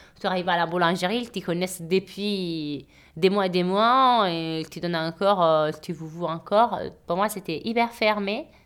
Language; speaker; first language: French; non-native, fluent; Italian